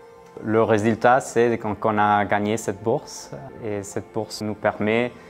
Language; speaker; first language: French; non-native, fluent; German